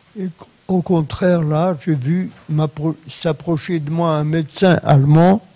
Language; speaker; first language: French; non-native, fluent; Polish